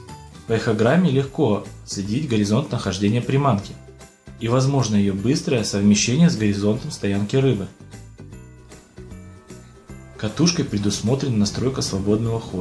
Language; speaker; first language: Russian; native; Russian